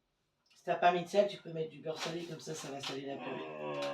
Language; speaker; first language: French; native; French